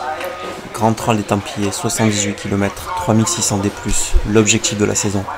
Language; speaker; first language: French; native; French